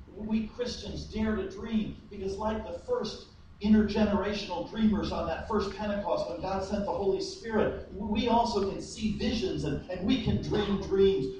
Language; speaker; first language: English; native; English